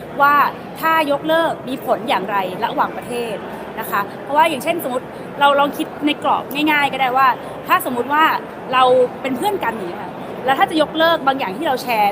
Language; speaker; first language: Thai; native; Thai